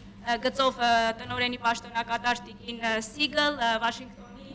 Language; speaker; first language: Armenian; native; Armenian